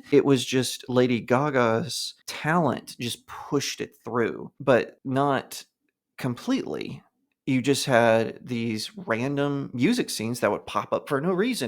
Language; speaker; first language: English; native; English